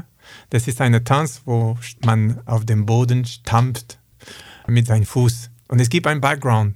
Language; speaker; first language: German; non-native, learner; French